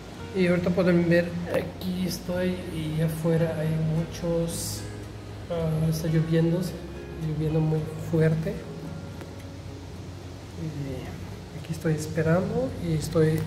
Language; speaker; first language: Spanish; non-native, learner; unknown